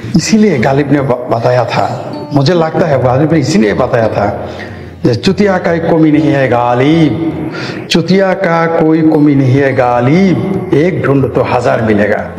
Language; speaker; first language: Hindi; non-native, fluent; Bangla